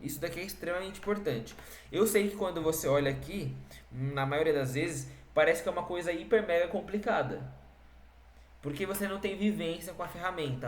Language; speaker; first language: Portuguese; native; Portuguese